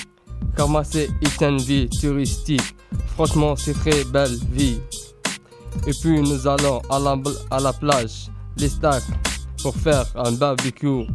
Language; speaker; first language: French; non-native, learner; Arabic